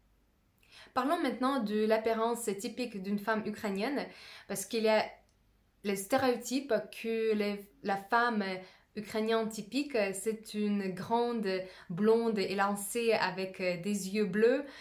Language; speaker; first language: French; non-native, fluent; Russian